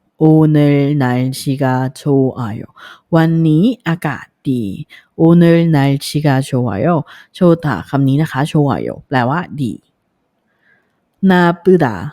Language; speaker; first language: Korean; non-native, fluent; Thai